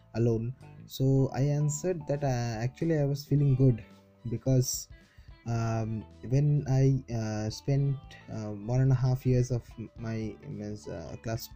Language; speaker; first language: English; non-native, local second language; Bangla